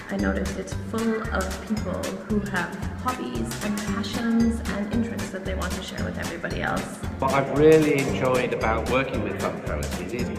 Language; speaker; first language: English; native; English